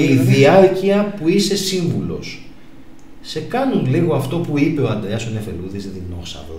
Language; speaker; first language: Greek; native; Greek